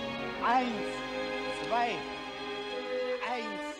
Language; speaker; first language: German; non-native, fluent; Russian